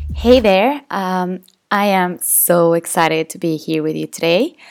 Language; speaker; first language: English; non-native, fluent; Spanish